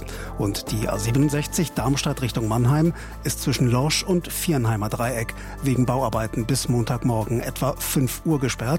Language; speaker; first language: German; native; German